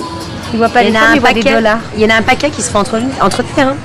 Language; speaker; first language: French; native; French